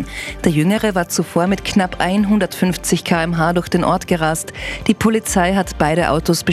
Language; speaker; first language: German; native; German